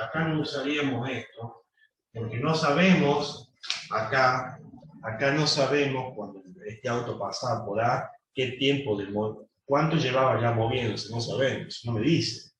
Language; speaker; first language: Spanish; native; Spanish